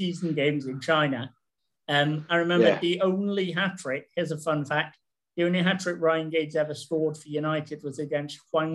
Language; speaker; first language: English; native; English